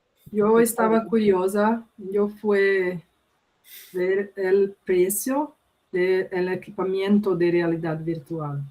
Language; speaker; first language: Spanish; non-native, learner; Portuguese